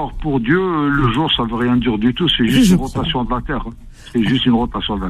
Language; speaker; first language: French; non-native, local second language; Arabic